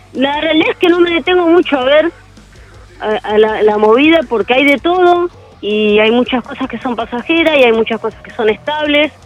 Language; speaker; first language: Spanish; native; Spanish